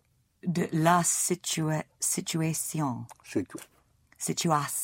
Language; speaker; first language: French; non-native, learner; English